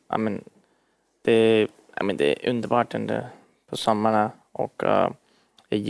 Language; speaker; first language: Swedish; early bilingual, heritage; Swedish